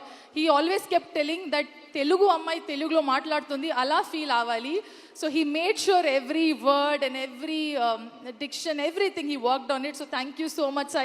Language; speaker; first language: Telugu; non-native, learner; Kannada